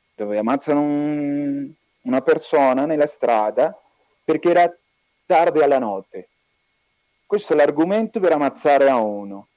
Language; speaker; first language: Italian; non-native, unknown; Spanish